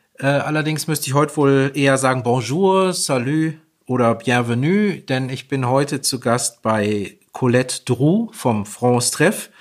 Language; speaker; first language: German; native; German